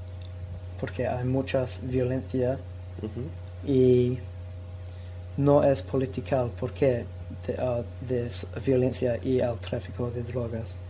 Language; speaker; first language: Spanish; non-native, learner; English